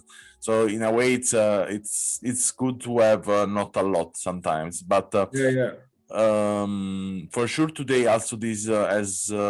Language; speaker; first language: English; non-native, fluent; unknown